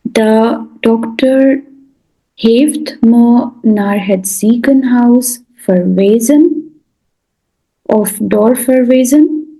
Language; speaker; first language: Dutch; non-native, learner; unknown